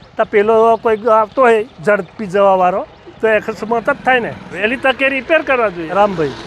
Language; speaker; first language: Gujarati; native; Gujarati